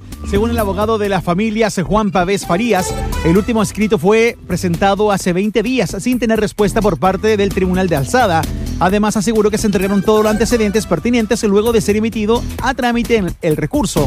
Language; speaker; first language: Spanish; native; Spanish